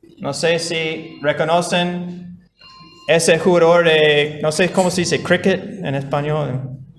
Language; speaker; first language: Spanish; non-native, fluent; English